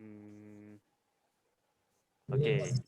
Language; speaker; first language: English; non-native, local second language; Malay